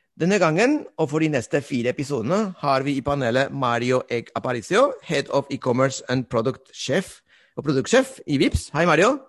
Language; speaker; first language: Norwegian; non-native, fluent; Spanish